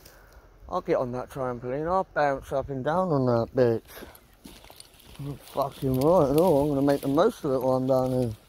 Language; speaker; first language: English; native; English